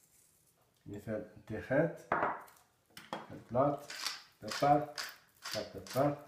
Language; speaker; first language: Swedish; non-native, learner; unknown